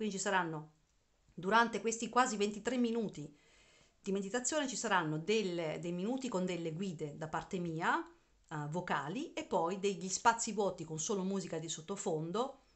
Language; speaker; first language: Italian; native; Italian